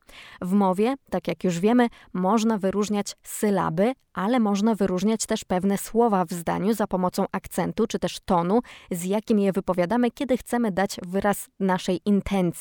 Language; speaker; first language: Polish; native; Polish